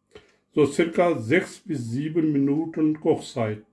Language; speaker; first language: German; non-native, learner; Urdu